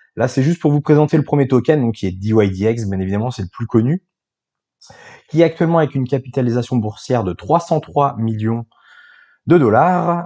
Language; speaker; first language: French; native; French